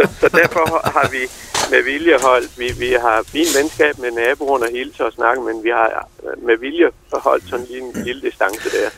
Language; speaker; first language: Danish; native; Danish